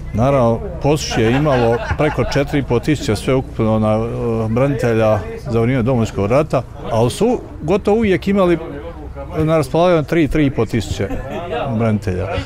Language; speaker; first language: Croatian; native; Croatian